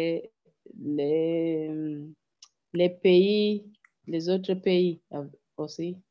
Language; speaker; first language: French; non-native, learner; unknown